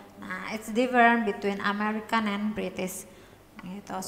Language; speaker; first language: English; non-native, learner; Indonesian